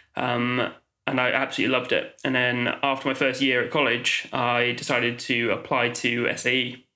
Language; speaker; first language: English; native; English